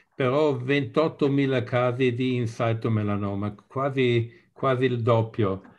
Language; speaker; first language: Italian; non-native, fluent; German